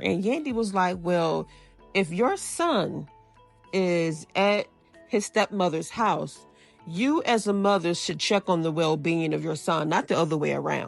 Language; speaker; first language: English; native; English